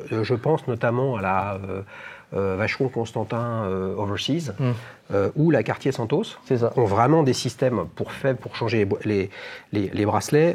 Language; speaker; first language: French; native; French